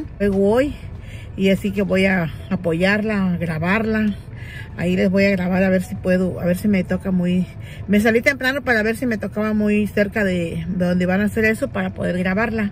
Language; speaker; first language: Spanish; native; Spanish